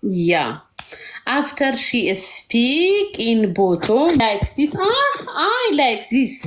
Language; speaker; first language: English; non-native, learner; Amharic